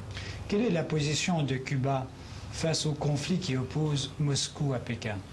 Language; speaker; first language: French; native; French